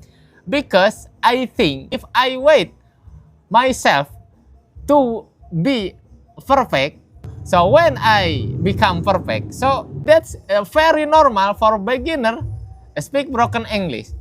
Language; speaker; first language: English; non-native, learner; Indonesian